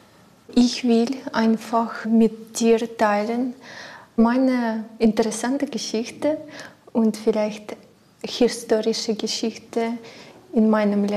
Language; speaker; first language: German; non-native, learner; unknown